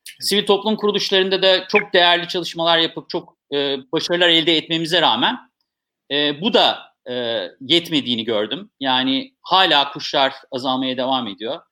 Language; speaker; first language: Turkish; native; Turkish